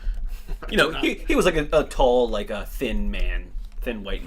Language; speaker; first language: English; native; English